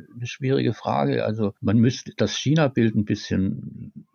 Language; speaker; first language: German; native; German